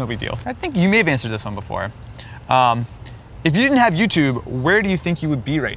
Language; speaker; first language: English; native; English